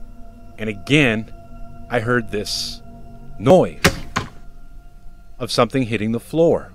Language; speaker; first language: English; native; English